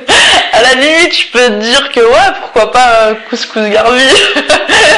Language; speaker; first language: French; early bilingual, other home language; Arabic